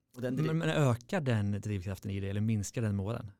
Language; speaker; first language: Swedish; native; Swedish